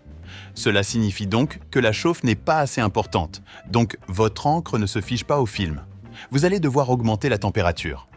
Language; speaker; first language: French; native; French